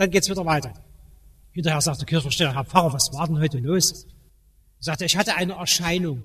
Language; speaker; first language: German; native; German